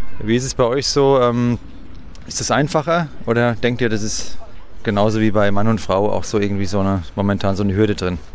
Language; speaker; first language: German; native; German